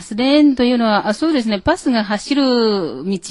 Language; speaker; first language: Japanese; non-native, fluent; Chinese